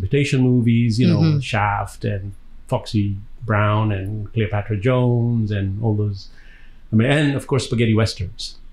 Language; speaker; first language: English; non-native, local second language; Gujarati